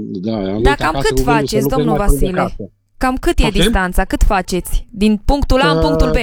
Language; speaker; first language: Romanian; native; Romanian